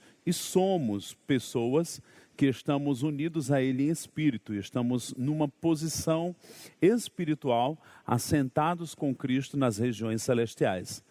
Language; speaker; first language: Portuguese; native; Portuguese